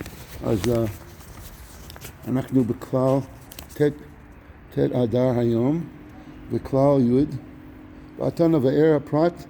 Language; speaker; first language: Hebrew; non-native, fluent; English